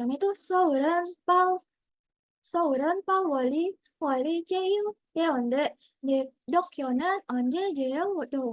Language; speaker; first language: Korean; non-native, learner; Indonesian